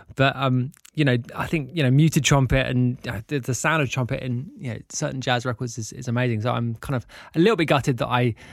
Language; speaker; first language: English; native; English